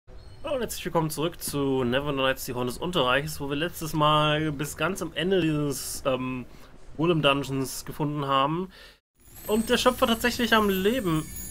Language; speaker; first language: German; native; German